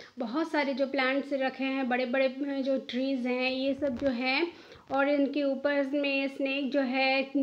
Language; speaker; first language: Hindi; non-native, local second language; Bangla